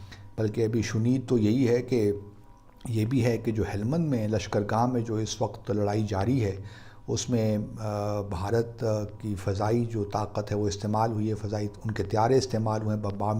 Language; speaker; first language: Urdu; native; Urdu